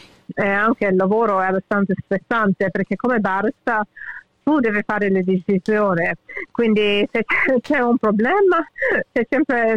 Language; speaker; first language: Italian; early bilingual, heritage; English